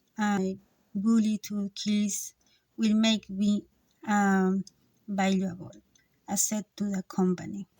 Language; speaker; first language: English; non-native, learner; Spanish